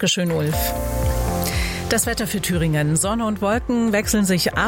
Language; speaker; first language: German; native; German